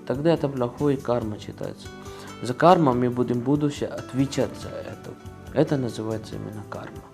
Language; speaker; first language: Russian; non-native, learner; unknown